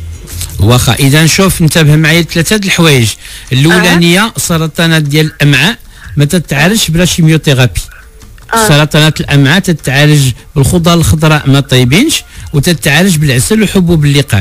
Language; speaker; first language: Arabic; native; Arabic